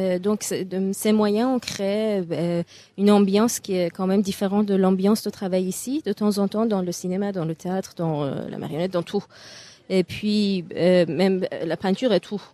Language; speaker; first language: French; non-native, fluent; Persian